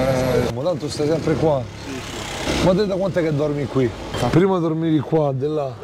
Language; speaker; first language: Italian; native; Italian